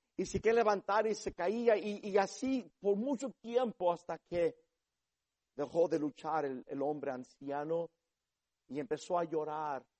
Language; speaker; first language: Spanish; early bilingual, heritage; Spanish